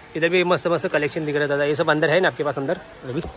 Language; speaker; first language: Hindi; non-native, local second language; Marathi